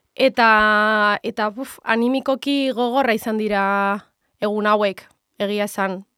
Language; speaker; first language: Basque; non-native, local second language; Spanish